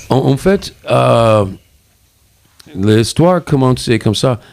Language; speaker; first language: French; non-native, learner; English